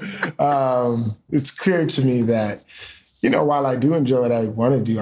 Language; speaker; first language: English; native; English